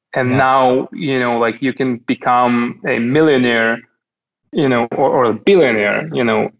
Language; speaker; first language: English; non-native, fluent; Russian